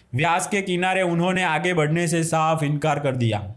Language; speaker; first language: Hindi; non-native, local second language; Gujarati